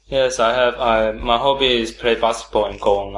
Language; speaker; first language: English; non-native, learner; Chinese